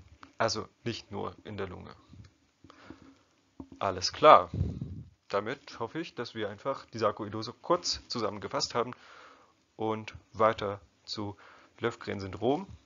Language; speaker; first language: German; non-native, fluent; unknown